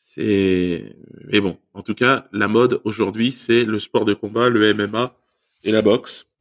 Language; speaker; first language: French; native; French